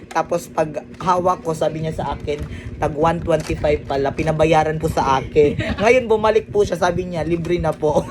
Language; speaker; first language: Filipino; non-native, local second language; Cebuano